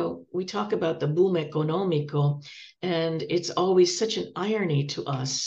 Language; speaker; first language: English; native; English